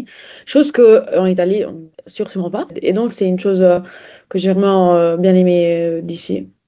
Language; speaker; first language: French; non-native, fluent; Italian